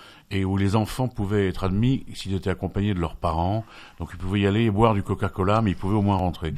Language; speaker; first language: French; native; French